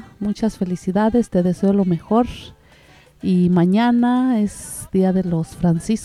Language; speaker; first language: Spanish; native; Spanish